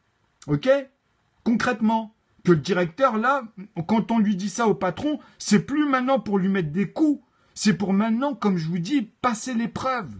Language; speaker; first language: French; native; French